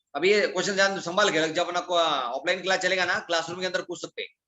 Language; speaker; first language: Hindi; non-native, local second language; Marathi